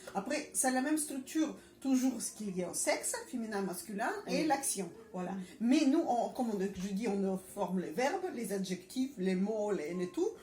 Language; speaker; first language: French; non-native, fluent; Russian